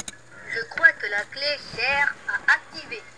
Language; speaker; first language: French; native; French